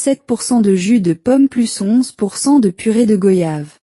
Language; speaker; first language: French; non-native, learner; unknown